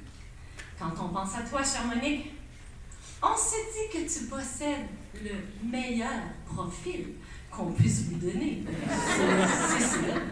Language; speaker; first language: French; native; French